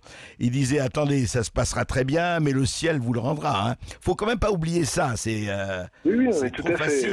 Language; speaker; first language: French; native; French